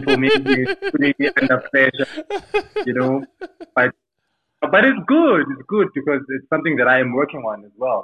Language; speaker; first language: English; non-native, local second language; Tsonga